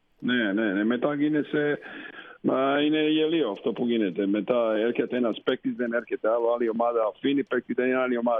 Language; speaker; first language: Greek; non-native, fluent; Slovenian